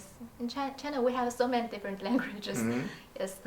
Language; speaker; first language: English; non-native, learner; Chinese